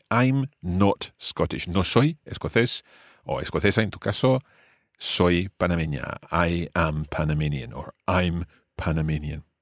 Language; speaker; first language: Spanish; non-native, fluent; English